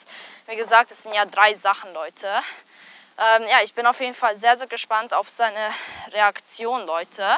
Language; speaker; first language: German; early bilingual, other home language; Hungarian